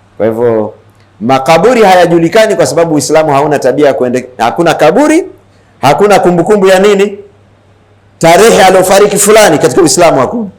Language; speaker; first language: Swahili; native; Swahili